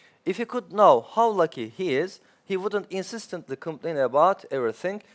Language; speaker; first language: English; non-native, fluent; Turkish